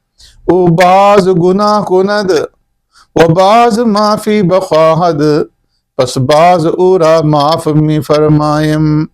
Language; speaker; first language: Persian; non-native, fluent; Urdu